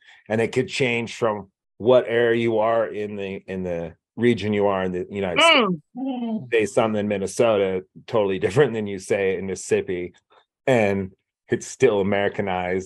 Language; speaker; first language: English; native; English